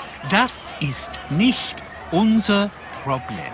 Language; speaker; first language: German; non-native, learner; English